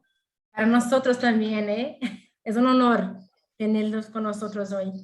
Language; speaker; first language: Spanish; non-native, fluent; Portuguese